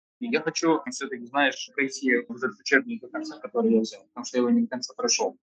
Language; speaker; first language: Russian; native; Russian